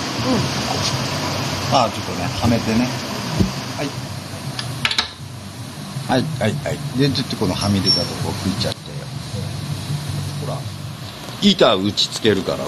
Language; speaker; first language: Japanese; native; Japanese